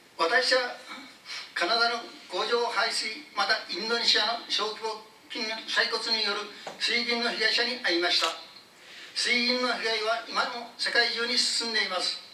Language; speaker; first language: Japanese; native; Japanese